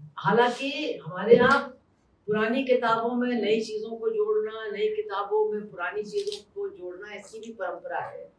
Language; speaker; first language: Hindi; native; Hindi